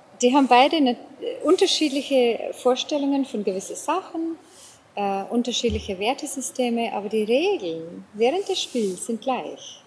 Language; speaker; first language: German; non-native, fluent; Afrikaans